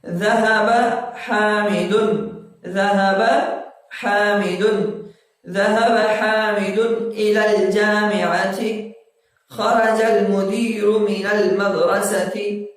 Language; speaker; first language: Arabic; non-native, fluent; Urdu